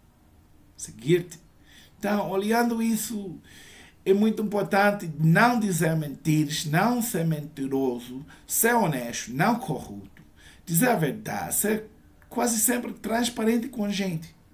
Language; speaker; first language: Portuguese; non-native, learner; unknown